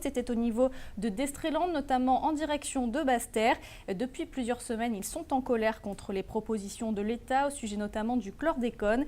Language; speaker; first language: French; native; French